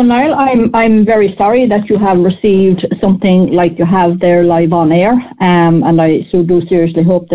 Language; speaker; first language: English; native; English